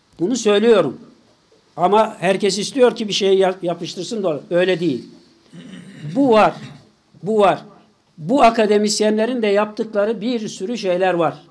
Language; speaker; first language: Turkish; native; Turkish